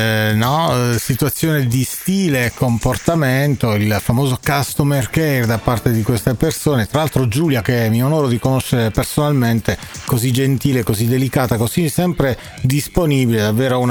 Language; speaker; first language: Italian; native; Italian